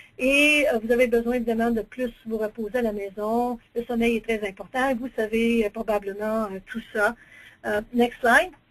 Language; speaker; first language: French; native; French